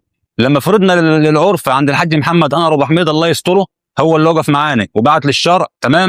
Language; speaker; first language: Arabic; native; Arabic